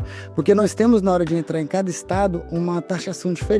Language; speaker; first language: Portuguese; native; Portuguese